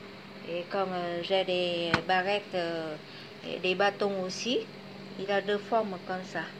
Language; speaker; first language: French; non-native, fluent; Vietnamese